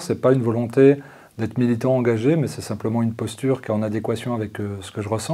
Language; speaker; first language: French; native; French